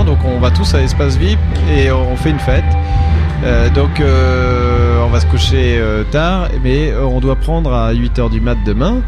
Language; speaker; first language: French; native; French